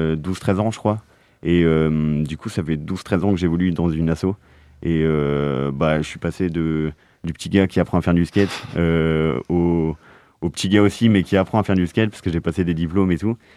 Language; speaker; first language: French; native; French